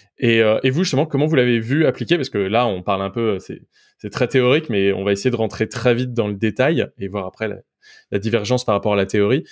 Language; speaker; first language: French; native; French